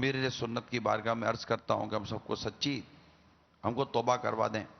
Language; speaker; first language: Urdu; native; Urdu